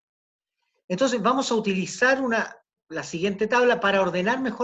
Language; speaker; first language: Spanish; native; Spanish